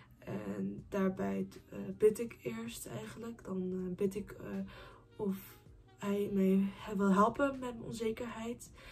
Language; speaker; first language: Dutch; early bilingual, other home language; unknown